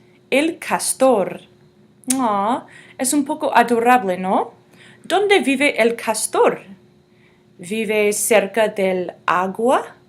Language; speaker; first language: Spanish; non-native, fluent; English